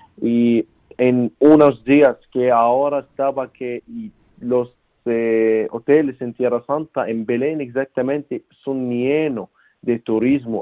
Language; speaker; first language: Spanish; non-native, learner; Arabic